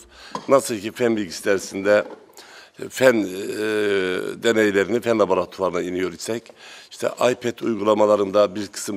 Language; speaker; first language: Turkish; native; Turkish